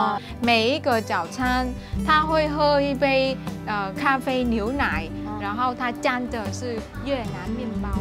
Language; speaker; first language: Chinese; non-native, fluent; Vietnamese